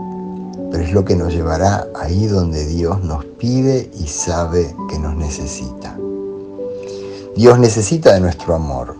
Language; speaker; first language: Spanish; native; Spanish